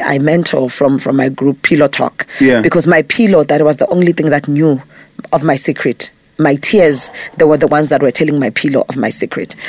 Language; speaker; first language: English; non-native, local second language; Zulu